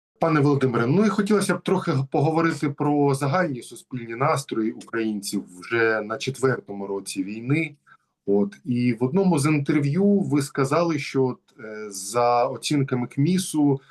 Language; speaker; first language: Ukrainian; native; Ukrainian